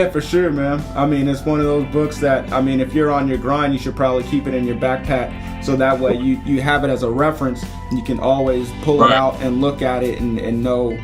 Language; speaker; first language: English; native; English